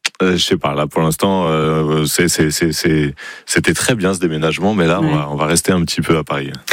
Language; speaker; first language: French; native; French